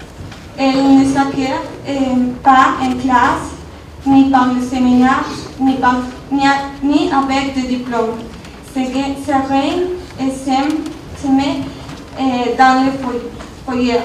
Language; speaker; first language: French; non-native, learner; Spanish